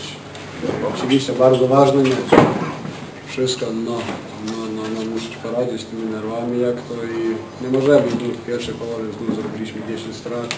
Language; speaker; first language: Polish; non-native, learner; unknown